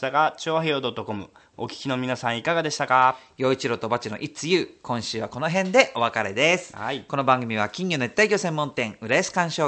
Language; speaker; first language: Japanese; native; Japanese